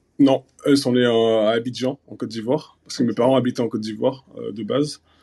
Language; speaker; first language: French; early bilingual, other home language; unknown